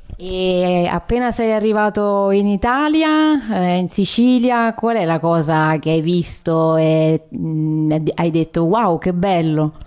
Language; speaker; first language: Italian; native; Italian